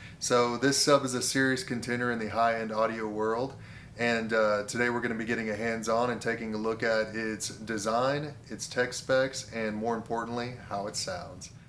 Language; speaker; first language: English; native; English